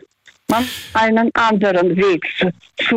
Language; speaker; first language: German; non-native, fluent; Russian